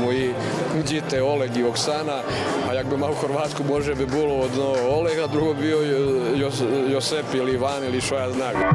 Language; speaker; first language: Ukrainian; early bilingual, heritage; Ukrainian